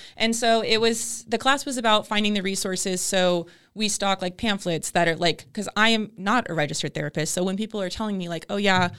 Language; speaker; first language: English; native; English